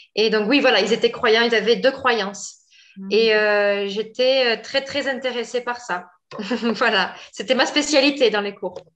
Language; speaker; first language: French; native; French